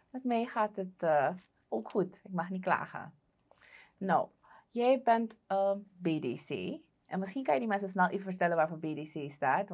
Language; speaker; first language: Dutch; native; Dutch